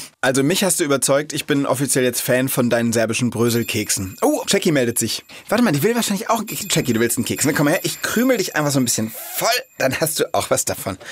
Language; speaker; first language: German; native; German